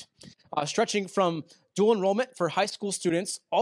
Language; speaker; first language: English; native; English